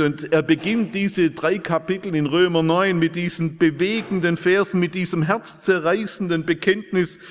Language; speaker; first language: German; native; German